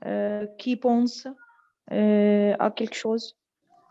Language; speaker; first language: French; non-native, learner; Arabic